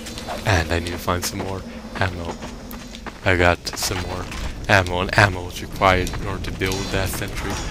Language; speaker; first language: English; native; English